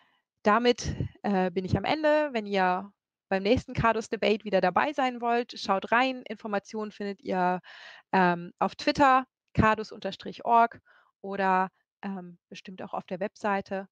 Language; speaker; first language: German; native; German